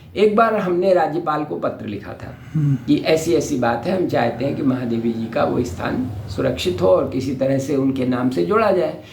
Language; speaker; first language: Hindi; native; Hindi